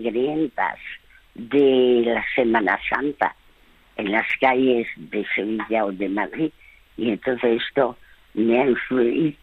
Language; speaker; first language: Spanish; early bilingual, other home language; French